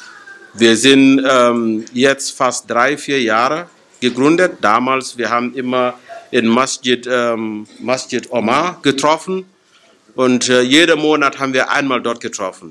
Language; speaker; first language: German; non-native, fluent; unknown